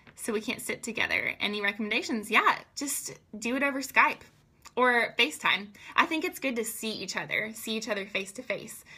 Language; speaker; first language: English; native; English